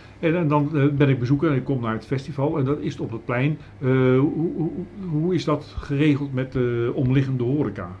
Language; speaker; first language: Dutch; native; Dutch